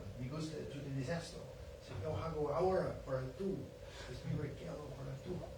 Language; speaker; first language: Spanish; non-native, learner; English